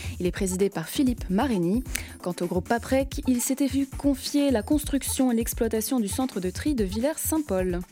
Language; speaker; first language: French; native; French